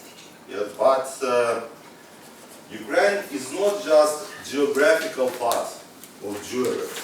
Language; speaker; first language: English; non-native, learner; Ukrainian